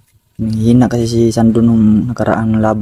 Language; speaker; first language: Filipino; native; Filipino